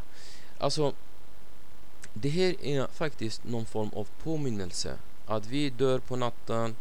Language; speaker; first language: Swedish; non-native, fluent; Arabic